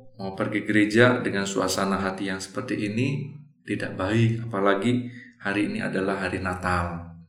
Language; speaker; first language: Indonesian; native; Indonesian